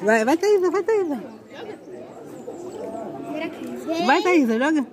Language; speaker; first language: Portuguese; native; Portuguese